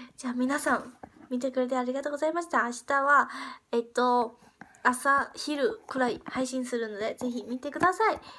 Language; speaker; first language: Japanese; non-native, fluent; Chinese